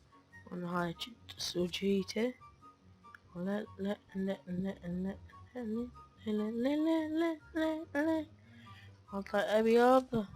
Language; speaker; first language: Arabic; native; Arabic